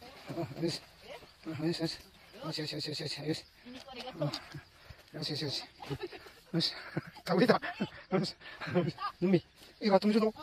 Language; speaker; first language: Japanese; native; Japanese